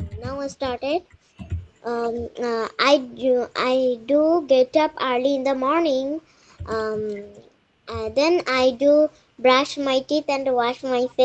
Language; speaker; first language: English; non-native, learner; Bangla